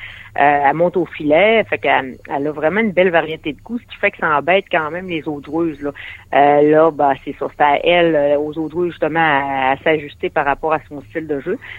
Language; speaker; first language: French; native; French